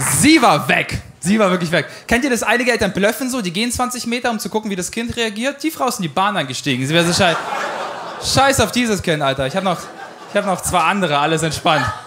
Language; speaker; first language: German; early bilingual, other home language; Ukrainian